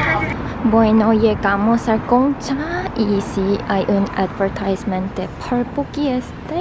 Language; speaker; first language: Spanish; non-native, learner; Korean